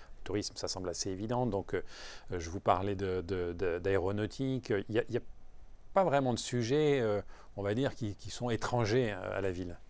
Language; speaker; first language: French; native; French